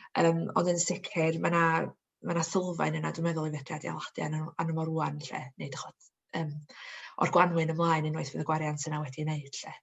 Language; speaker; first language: Welsh; native; Welsh